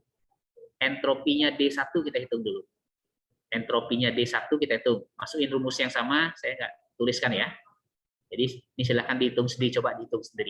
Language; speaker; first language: Indonesian; native; Indonesian